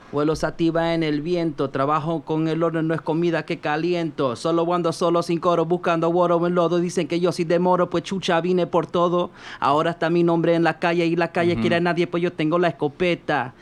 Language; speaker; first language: Spanish; early bilingual, heritage; Spanish